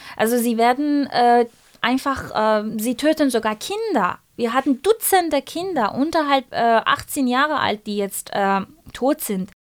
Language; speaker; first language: German; non-native, fluent; Persian